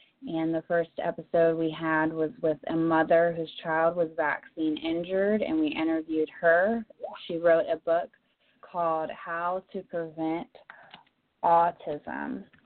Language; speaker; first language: English; native; English